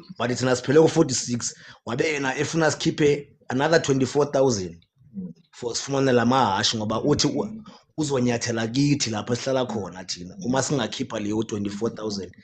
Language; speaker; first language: Zulu; non-native, local second language; Xhosa